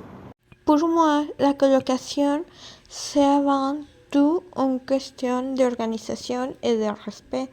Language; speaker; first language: French; non-native, learner; Spanish